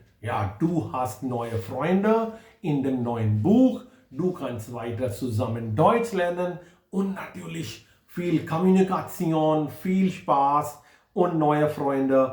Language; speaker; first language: German; non-native, fluent; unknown